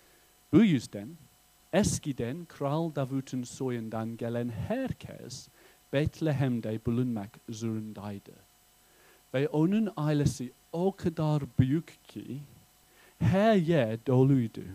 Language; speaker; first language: Turkish; non-native, fluent; English